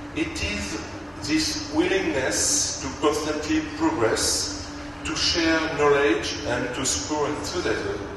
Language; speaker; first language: English; non-native, fluent; French